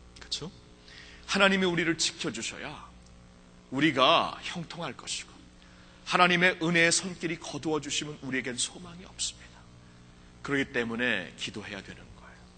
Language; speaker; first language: Korean; early bilingual, heritage; Korean